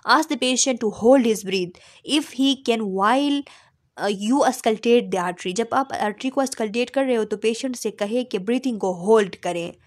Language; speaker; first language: Urdu; non-native, local second language; Pashto